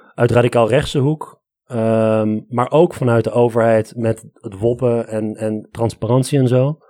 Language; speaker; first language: Dutch; early bilingual, other home language; Armenian